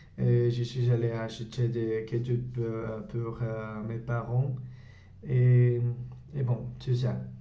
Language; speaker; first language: French; non-native, learner; Spanish